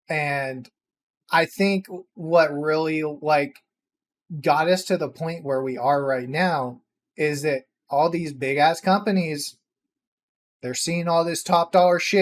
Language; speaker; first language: English; native; English